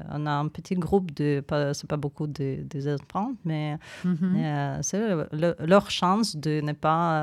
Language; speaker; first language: French; non-native, fluent; Ukrainian